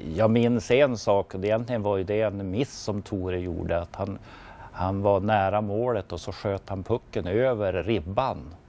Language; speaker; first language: Swedish; native; Swedish